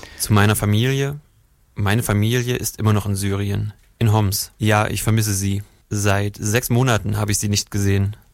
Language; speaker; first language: German; native; German